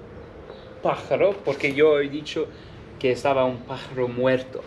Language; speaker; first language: Spanish; non-native, fluent; English